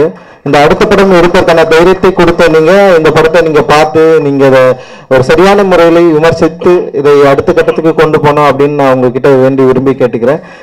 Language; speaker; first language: Tamil; native; Tamil